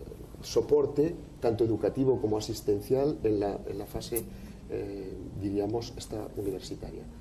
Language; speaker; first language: Spanish; non-native, local second language; Catalan